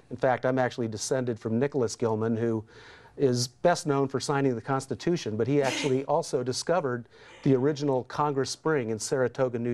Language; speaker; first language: English; native; English